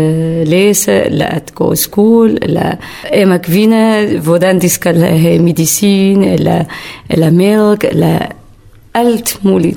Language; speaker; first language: Danish; non-native, learner; Kurdish